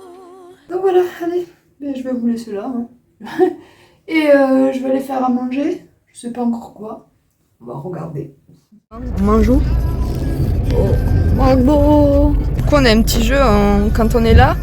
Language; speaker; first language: French; native; French